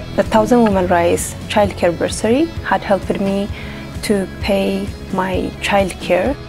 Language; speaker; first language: English; non-native, fluent; Tigrinya